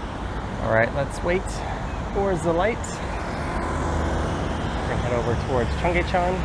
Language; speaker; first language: English; native; English